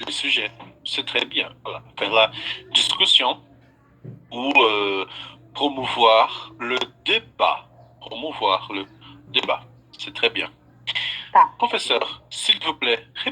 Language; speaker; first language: French; non-native, fluent; Portuguese